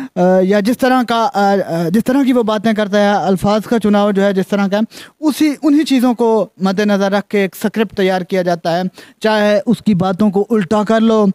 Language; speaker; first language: Urdu; non-native, local second language; Punjabi